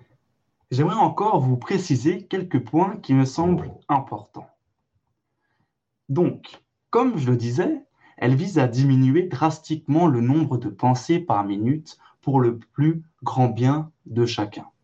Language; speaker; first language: French; native; French